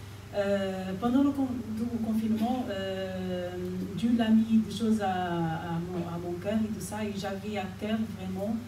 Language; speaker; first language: French; non-native, fluent; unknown